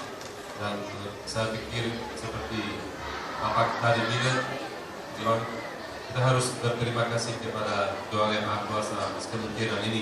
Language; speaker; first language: Indonesian; non-native, fluent; Slovak